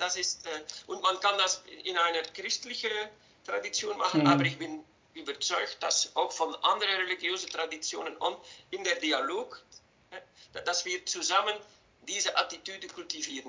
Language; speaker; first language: German; non-native, fluent; Dutch